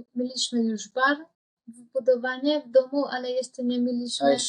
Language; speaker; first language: Polish; non-native, learner; Hungarian